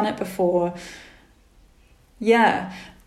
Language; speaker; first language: English; native; English